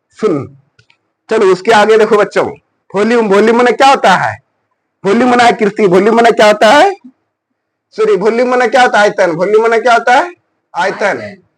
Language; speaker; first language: Hindi; native; Hindi